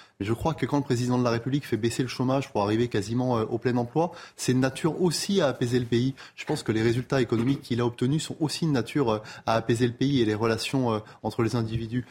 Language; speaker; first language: French; native; French